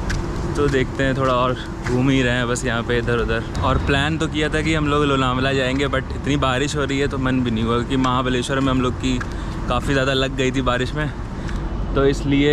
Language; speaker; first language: Hindi; native; Hindi